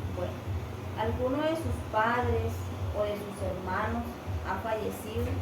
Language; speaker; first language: Spanish; native; Spanish